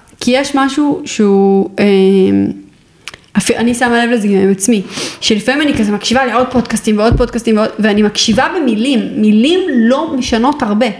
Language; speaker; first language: Hebrew; native; Hebrew